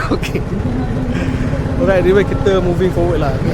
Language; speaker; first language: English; non-native, local second language; Malay